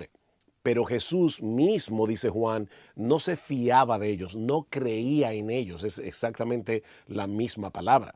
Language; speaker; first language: Spanish; native; Spanish